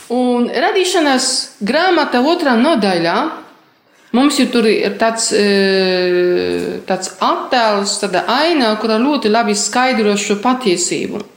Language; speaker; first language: Latvian; non-native, fluent; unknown